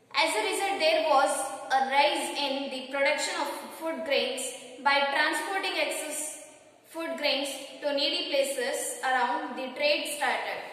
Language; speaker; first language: English; non-native, local second language; Kannada